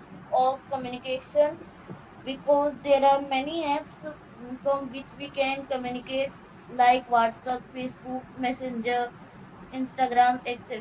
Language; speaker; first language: English; non-native, learner; Hindi